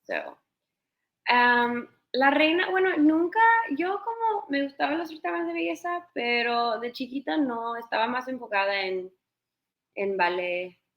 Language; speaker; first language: Spanish; early bilingual, heritage; Spanish